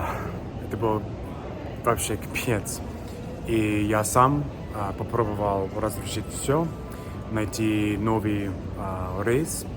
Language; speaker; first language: Russian; non-native, learner; English